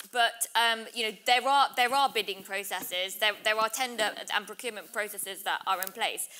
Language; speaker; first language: English; native; English